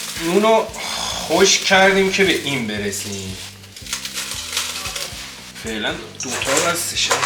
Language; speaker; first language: Persian; native; Persian